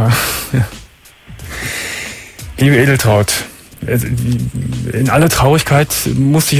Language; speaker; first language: German; native; German